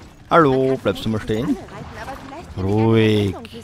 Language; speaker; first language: German; native; German